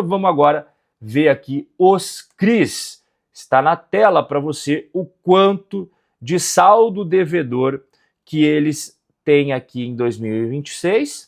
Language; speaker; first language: Portuguese; native; Portuguese